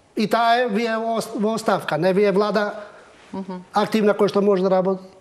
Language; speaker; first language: Macedonian; non-native, local second language; Albanian